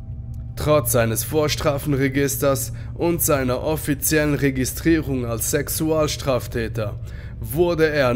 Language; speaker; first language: German; native; German